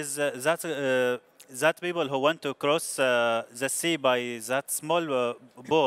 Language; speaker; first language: English; non-native, learner; Arabic